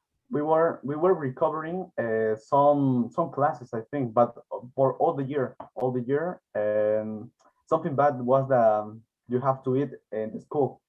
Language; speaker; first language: English; non-native, learner; Spanish